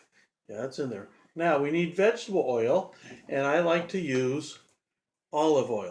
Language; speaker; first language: English; native; English